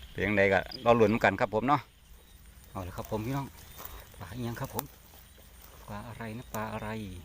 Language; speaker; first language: Thai; native; Thai